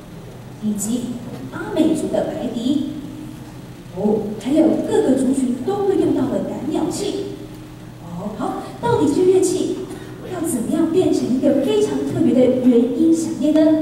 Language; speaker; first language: Chinese; native; Chinese